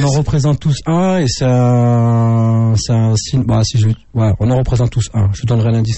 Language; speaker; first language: French; native; French